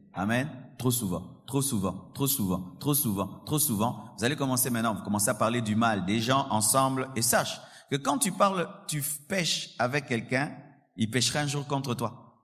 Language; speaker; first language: French; non-native, local second language; Lingala